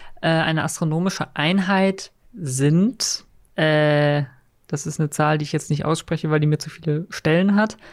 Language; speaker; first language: German; native; German